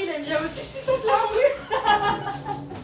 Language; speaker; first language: French; native; French